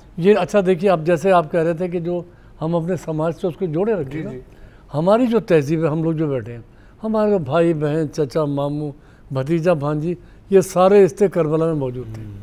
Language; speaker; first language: Urdu; native; Urdu